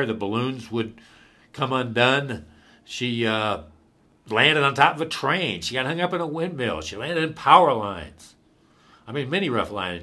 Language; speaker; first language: English; native; English